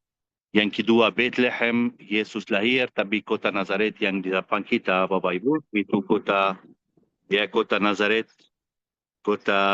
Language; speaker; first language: Indonesian; non-native, fluent; Arabic